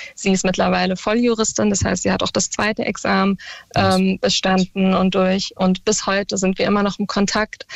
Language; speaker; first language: German; early bilingual, other home language; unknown